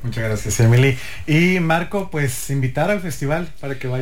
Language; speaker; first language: Spanish; native; Spanish